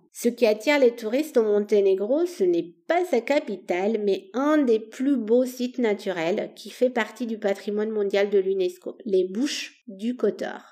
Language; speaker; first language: French; non-native, fluent; Romanian